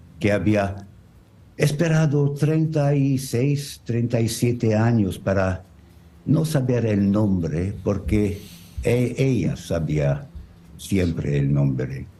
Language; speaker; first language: Spanish; non-native, learner; French